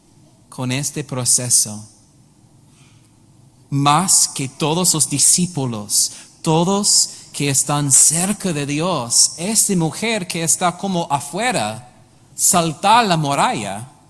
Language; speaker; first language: Spanish; non-native, learner; English